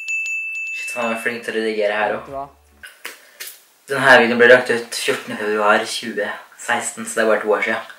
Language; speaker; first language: Norwegian; native; Norwegian